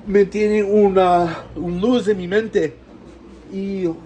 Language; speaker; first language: Spanish; non-native, learner; English